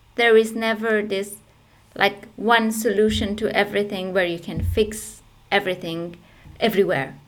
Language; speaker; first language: English; non-native, fluent; Persian